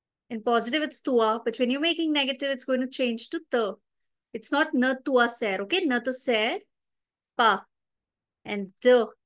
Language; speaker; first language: English; non-native, local second language; Hindi